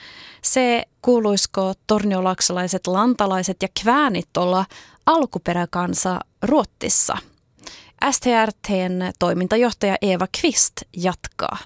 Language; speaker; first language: Finnish; native; Finnish